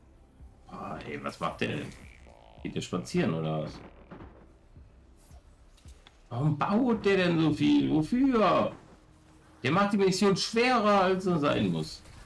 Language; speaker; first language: German; native; German